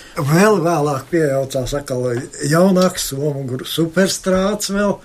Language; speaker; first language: Latvian; native; Latvian